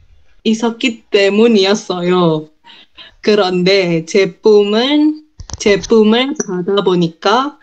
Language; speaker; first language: Korean; non-native, learner; Indonesian